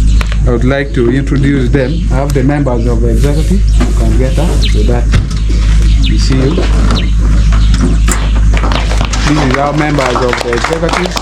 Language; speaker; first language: English; non-native, local second language; Acoli